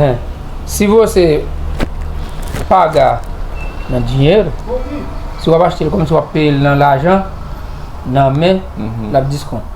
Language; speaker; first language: Portuguese; non-native, learner; Haitian Creole